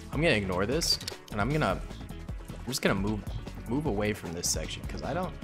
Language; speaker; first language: English; native; English